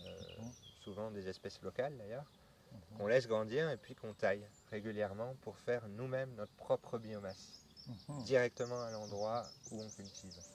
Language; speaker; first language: French; native; French